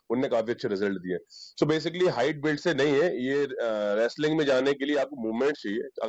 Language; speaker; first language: Hindi; native; Hindi